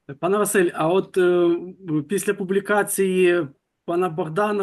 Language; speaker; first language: Ukrainian; native; Ukrainian